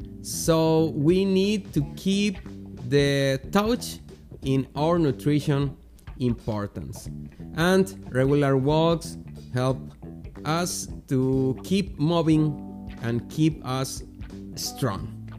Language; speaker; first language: English; non-native, learner; Spanish